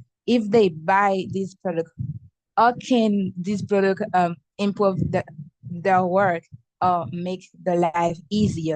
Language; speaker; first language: English; non-native, learner; Haitian Creole